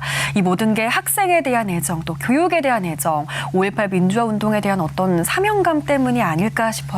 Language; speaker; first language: Korean; native; Korean